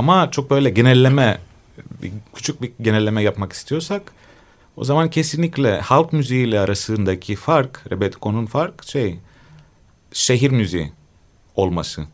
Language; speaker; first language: Turkish; non-native, fluent; Greek